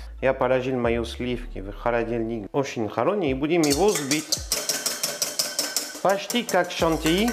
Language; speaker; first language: Russian; non-native, learner; French